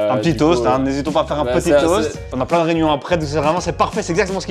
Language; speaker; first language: French; native; French